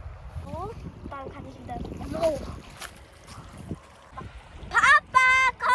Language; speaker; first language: German; early bilingual, other home language; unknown